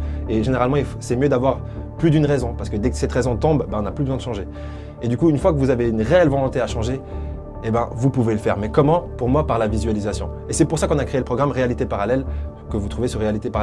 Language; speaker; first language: French; native; French